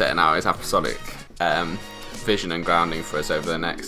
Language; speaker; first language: English; native; English